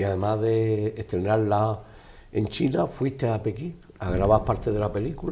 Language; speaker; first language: Spanish; native; Spanish